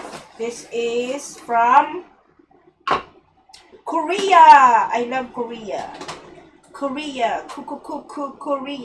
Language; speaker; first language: English; non-native, local second language; Filipino